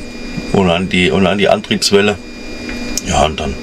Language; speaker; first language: German; native; German